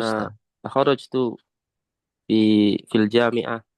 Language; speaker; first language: Arabic; non-native, learner; Indonesian